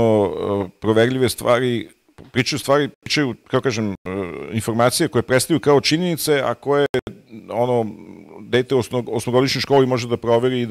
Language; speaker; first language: Bosnian; native; Bosnian